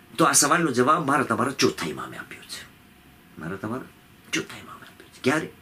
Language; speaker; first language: Gujarati; early bilingual, heritage; Gujarati